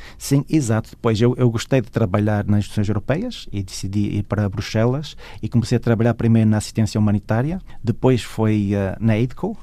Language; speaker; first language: Portuguese; native; Portuguese